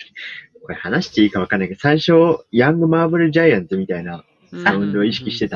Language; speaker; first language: Japanese; native; Japanese